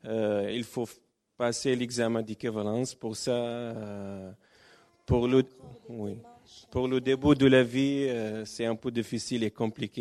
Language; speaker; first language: French; non-native, learner; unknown